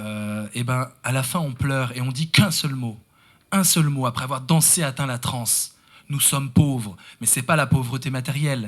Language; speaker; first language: French; native; French